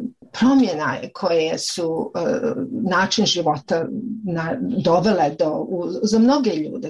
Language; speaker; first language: Serbian; native; Serbian